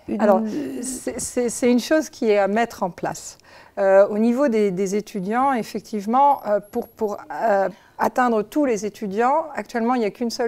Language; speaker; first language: French; native; French